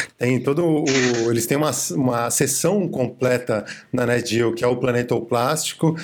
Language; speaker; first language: Portuguese; native; Portuguese